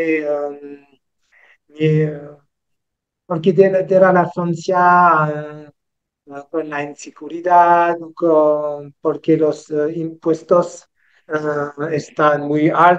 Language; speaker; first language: Spanish; non-native, learner; French